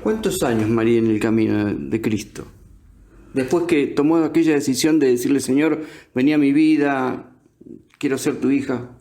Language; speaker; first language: Spanish; native; Spanish